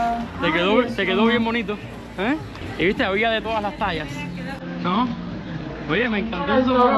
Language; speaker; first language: Spanish; native; Spanish